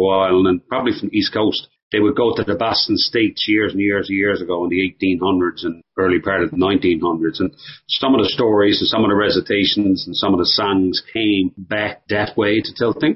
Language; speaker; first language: English; native; English